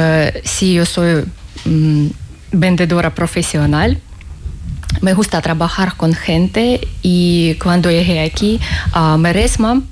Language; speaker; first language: Spanish; non-native, learner; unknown